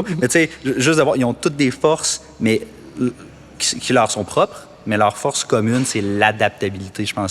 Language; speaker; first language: French; native; French